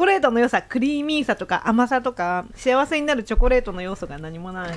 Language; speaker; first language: Japanese; native; Japanese